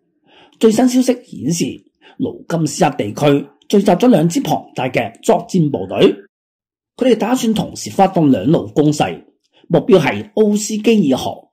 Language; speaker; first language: Chinese; non-native, local second language; Cantonese